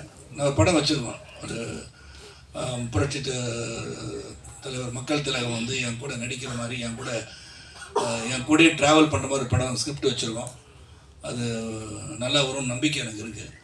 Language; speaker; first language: Tamil; native; Tamil